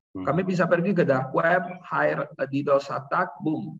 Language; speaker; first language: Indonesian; non-native, learner; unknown